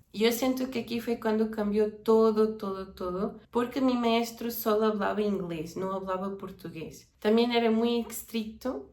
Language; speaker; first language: Spanish; non-native, fluent; Portuguese